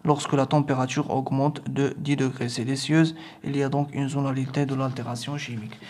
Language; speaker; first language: French; non-native, local second language; Arabic